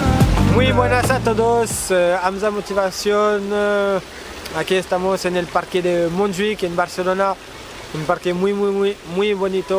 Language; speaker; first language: Spanish; non-native, fluent; French